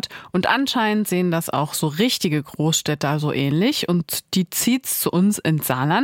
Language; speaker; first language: German; native; German